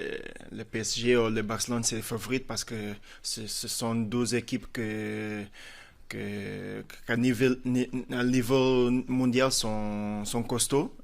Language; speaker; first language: French; non-native, fluent; Portuguese